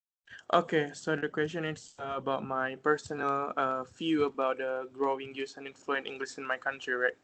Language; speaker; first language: English; non-native, fluent; Indonesian